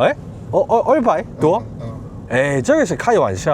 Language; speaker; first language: Chinese; non-native, learner; Korean